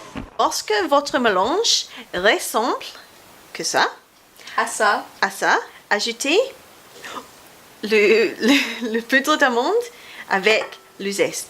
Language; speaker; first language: French; non-native, fluent; English